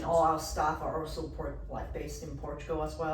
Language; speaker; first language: English; non-native, fluent; Portuguese